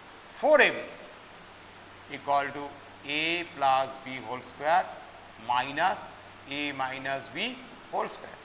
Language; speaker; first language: English; non-native, local second language; Bangla